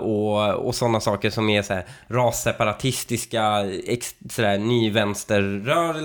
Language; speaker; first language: Swedish; native; Swedish